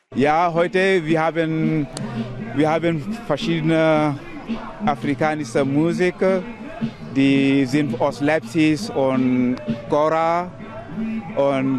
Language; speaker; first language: German; non-native, learner; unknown